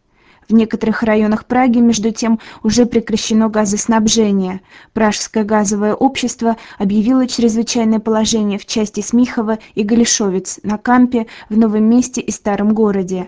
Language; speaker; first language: Russian; native; Russian